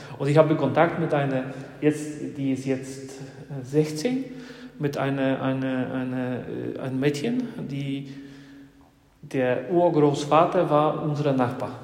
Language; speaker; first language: German; non-native, fluent; Polish